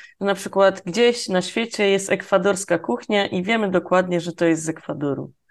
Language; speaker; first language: Polish; native; Polish